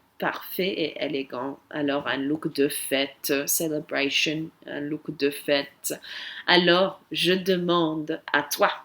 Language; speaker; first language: French; non-native, fluent; English